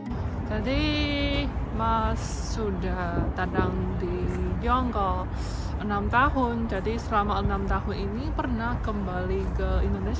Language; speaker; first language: Indonesian; non-native, fluent; Chinese